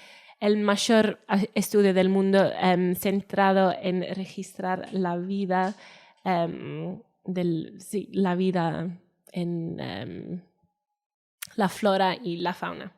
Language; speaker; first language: Spanish; non-native, fluent; Welsh